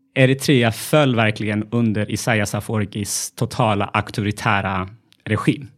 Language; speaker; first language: Swedish; early bilingual, other home language; Amharic